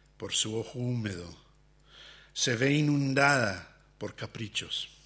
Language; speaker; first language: Spanish; early bilingual, heritage; Spanish